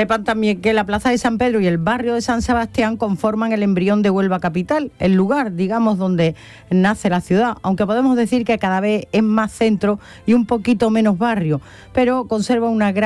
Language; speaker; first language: Spanish; native; Spanish